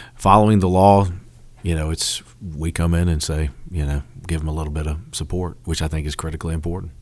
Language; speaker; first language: English; native; English